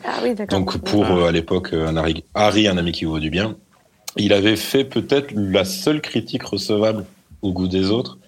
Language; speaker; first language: French; native; French